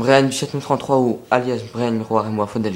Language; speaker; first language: French; native; French